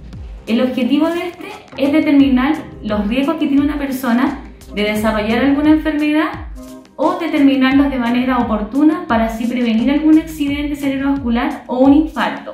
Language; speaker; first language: Spanish; native; Spanish